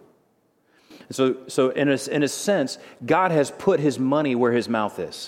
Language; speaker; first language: English; native; English